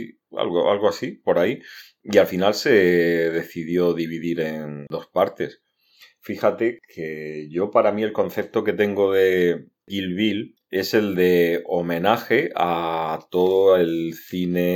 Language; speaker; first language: Spanish; native; Spanish